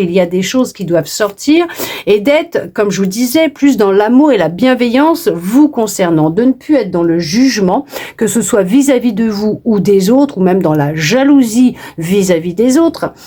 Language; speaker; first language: French; native; French